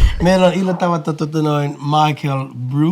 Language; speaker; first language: Finnish; non-native, fluent; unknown